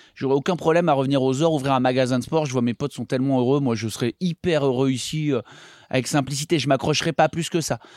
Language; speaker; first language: French; native; French